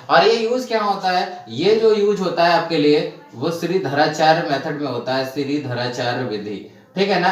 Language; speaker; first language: Hindi; native; Hindi